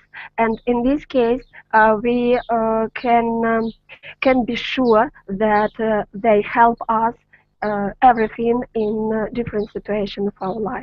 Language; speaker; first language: English; non-native, learner; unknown